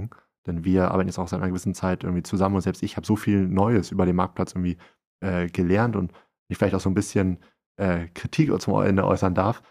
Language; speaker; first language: German; native; German